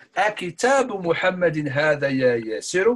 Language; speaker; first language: Arabic; non-native, fluent; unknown